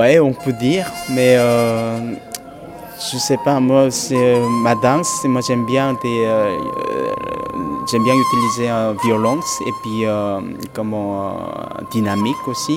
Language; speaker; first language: French; non-native, fluent; Korean